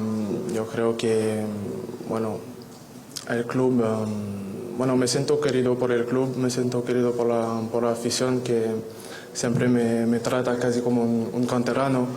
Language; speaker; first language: Spanish; non-native, fluent; French